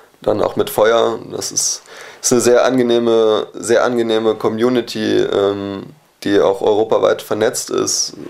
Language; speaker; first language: German; native; German